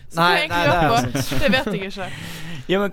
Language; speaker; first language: Norwegian; native; Norwegian